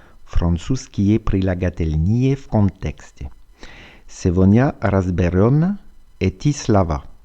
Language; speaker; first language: Russian; non-native, fluent; French